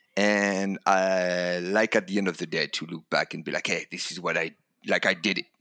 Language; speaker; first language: English; non-native, fluent; French